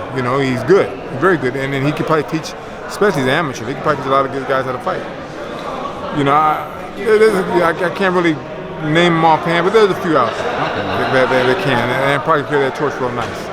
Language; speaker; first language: English; native; English